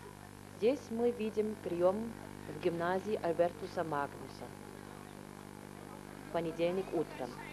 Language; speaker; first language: Russian; non-native, learner; German